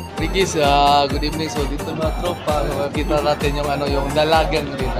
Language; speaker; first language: Filipino; non-native, local second language; Cebuano